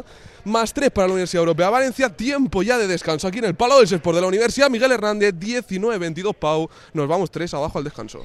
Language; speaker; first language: Spanish; native; Spanish